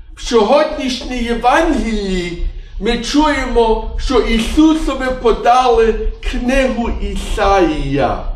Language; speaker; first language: Ukrainian; early bilingual, heritage; English